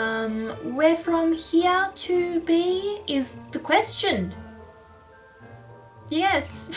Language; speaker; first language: English; native; English